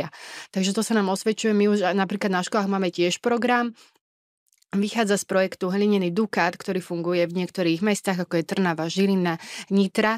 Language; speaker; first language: Slovak; native; Slovak